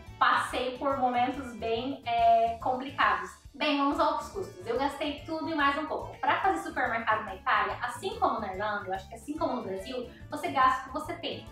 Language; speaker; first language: Portuguese; native; Portuguese